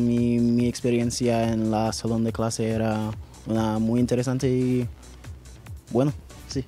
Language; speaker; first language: Spanish; non-native, learner; English